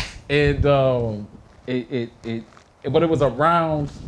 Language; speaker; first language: English; native; English